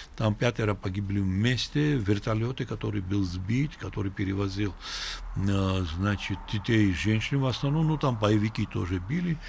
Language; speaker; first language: Russian; non-native, local second language; Georgian